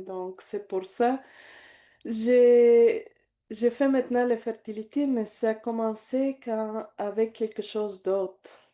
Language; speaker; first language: French; non-native, learner; Bulgarian